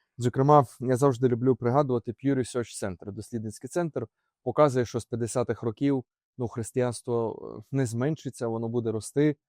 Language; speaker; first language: Ukrainian; native; Ukrainian